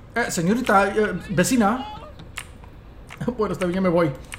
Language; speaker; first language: Spanish; native; Spanish